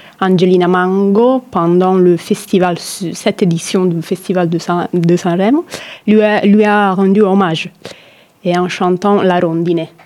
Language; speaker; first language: French; non-native, fluent; Italian